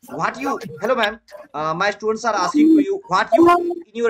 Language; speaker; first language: English; non-native, learner; Marathi